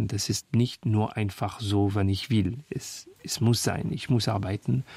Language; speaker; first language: German; non-native, fluent; French